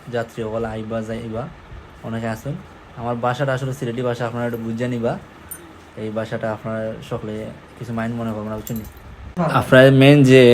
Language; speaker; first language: Bangla; non-native, local second language; Sylheti